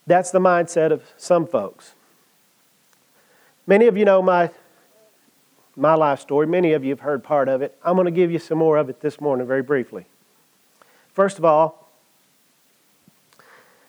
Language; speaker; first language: English; native; English